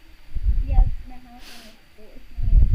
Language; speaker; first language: English; non-native, learner; Vietnamese